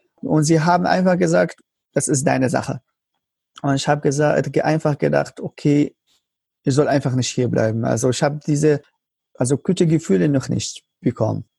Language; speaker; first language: German; non-native, learner; Arabic